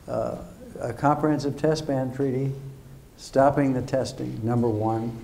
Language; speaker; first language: English; native; English